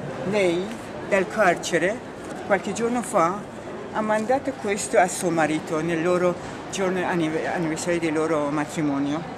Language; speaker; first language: Italian; non-native, learner; Persian